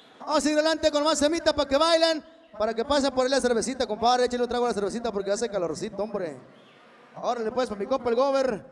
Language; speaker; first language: Spanish; native; Spanish